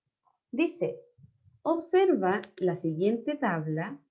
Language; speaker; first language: Spanish; native; Spanish